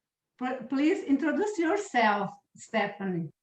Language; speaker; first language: English; non-native, learner; Portuguese